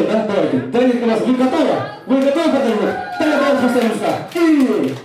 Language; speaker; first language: Russian; non-native, local second language; Kyrgyz